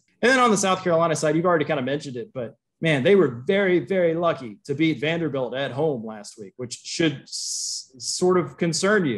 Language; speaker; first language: English; native; English